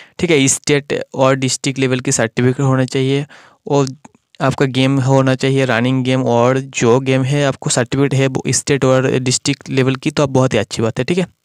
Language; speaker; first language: Hindi; non-native, local second language; Bangla